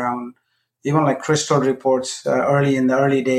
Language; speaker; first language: English; non-native, local second language; Nepali